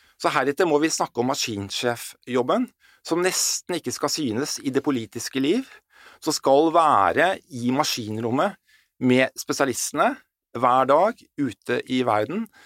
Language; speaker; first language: Norwegian; native; Norwegian